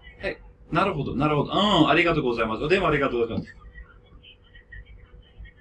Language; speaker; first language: Japanese; non-native, learner; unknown